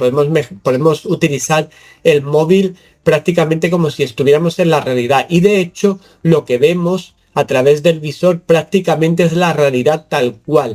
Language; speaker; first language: Spanish; native; Spanish